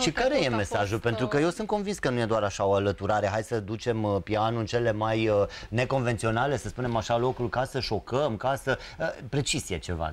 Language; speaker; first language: Romanian; native; Romanian